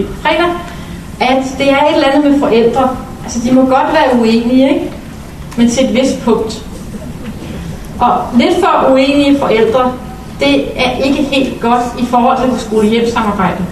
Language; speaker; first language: Danish; native; Danish